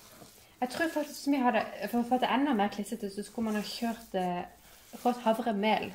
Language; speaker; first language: Norwegian; native; Norwegian